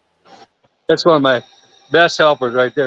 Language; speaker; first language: English; native; English